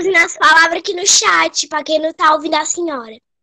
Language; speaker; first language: Portuguese; native; Portuguese